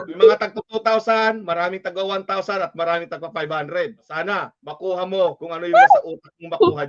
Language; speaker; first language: Filipino; native; Filipino